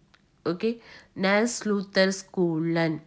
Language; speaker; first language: Swedish; non-native, learner; Tamil